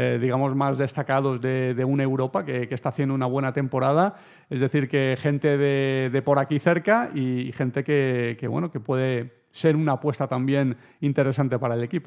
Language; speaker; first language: Spanish; native; Spanish